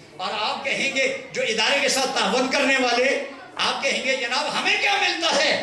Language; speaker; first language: Urdu; non-native, local second language; Punjabi